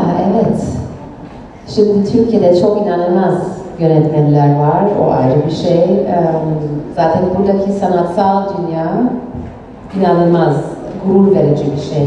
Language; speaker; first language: Turkish; non-native, fluent; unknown